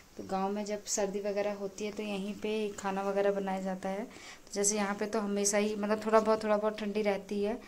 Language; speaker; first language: Hindi; native; Hindi